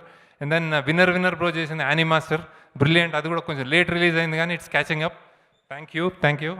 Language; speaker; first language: Telugu; native; Telugu